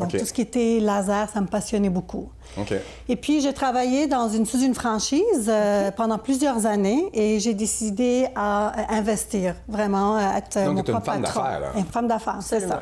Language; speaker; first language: French; native; French